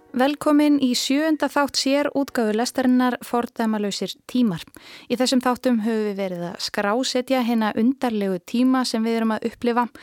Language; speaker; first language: Icelandic; native; Icelandic